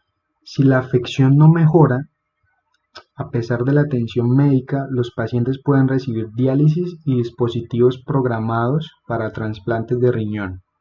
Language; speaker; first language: Spanish; native; Spanish